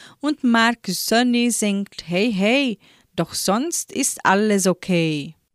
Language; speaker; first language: German; native; German